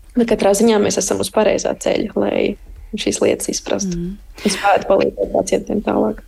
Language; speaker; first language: Latvian; early bilingual, heritage; Latvian